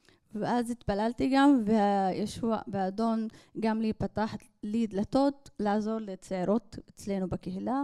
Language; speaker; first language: Hebrew; non-native, local second language; Arabic